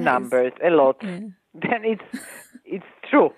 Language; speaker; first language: English; non-native, fluent; Polish